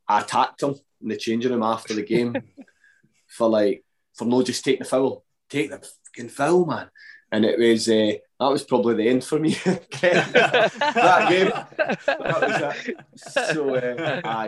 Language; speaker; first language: English; native; English